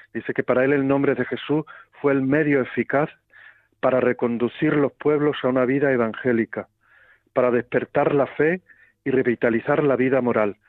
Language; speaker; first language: Spanish; native; Spanish